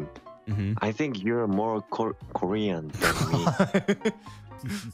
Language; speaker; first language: English; non-native, learner; Korean